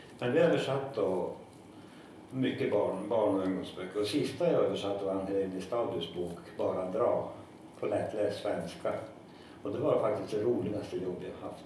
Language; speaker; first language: Swedish; non-native, local second language; Northern Sami